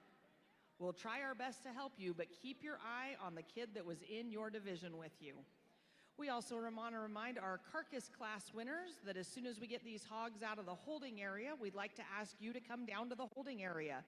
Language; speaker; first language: English; native; English